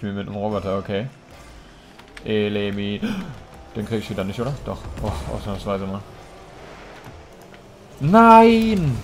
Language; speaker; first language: German; native; German